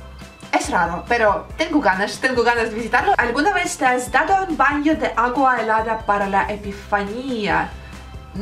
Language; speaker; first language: Spanish; non-native, learner; Russian